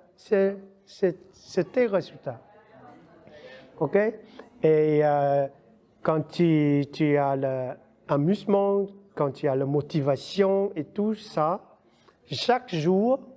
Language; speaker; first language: French; non-native, learner; Vietnamese